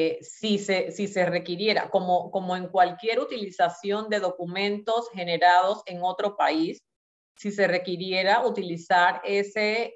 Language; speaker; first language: Spanish; native; Spanish